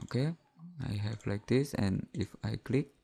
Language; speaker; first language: English; non-native, learner; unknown